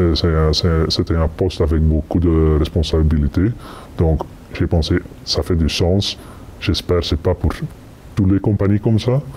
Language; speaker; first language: French; non-native, fluent; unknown